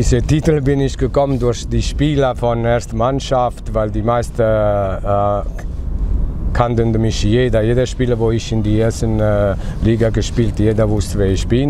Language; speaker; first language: German; non-native, fluent; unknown